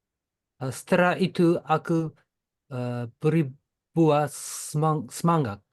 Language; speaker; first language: Indonesian; non-native, learner; Japanese